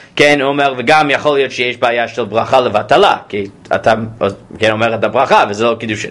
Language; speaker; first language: Hebrew; non-native, fluent; English